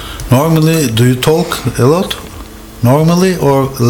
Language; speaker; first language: English; non-native, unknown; Turkish